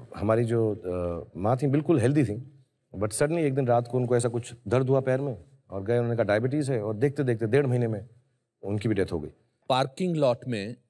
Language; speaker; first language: Hindi; native; Hindi